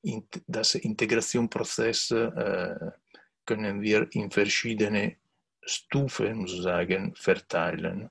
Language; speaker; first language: German; non-native, learner; Italian